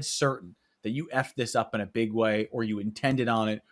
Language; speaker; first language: English; native; English